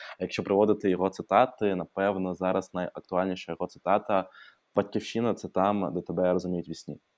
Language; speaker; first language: Ukrainian; non-native, local second language; Russian